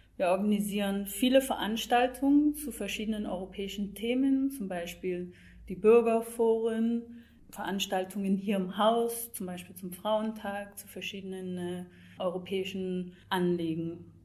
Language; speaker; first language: German; non-native, fluent; English